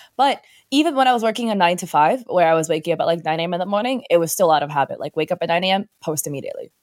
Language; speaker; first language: English; early bilingual, other home language; Chinese